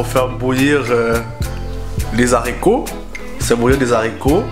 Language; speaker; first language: French; early bilingual, other home language; Haitian Creole